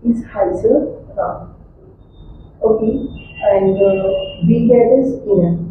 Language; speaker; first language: German; non-native, learner; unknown